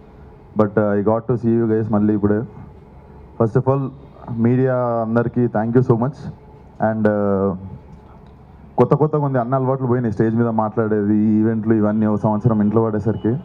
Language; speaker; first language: Telugu; native; Telugu